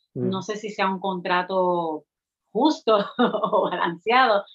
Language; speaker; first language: Spanish; native; Spanish